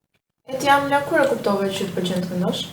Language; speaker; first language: Albanian; native; Albanian